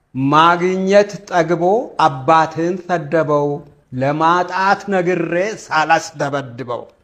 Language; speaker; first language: Amharic; non-native, local second language; Wolaytta